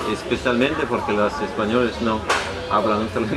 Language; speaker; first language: Spanish; non-native, learner; Danish